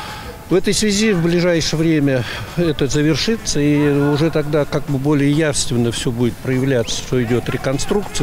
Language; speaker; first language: Russian; native; Russian